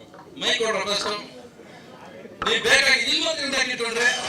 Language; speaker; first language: Kannada; native; Kannada